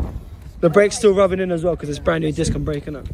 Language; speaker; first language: English; native; English